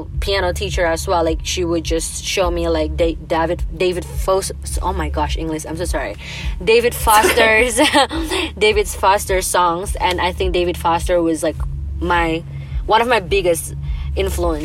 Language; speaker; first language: English; non-native, fluent; Indonesian